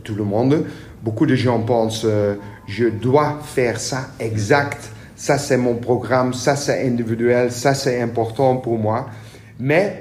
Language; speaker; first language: French; non-native, learner; Dutch